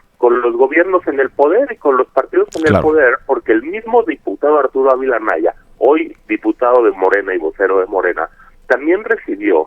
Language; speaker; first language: Spanish; native; Spanish